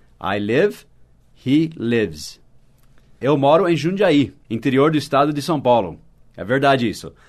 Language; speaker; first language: Portuguese; non-native, fluent; English